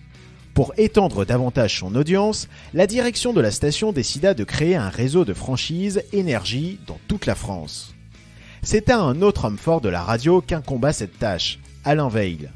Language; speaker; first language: French; native; French